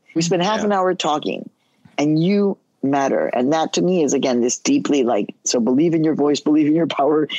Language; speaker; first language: English; early bilingual, other home language; Spanish